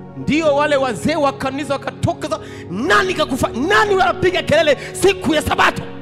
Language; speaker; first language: Swahili; native; Swahili